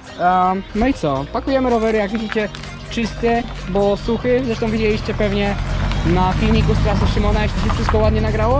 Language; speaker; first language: Polish; native; Polish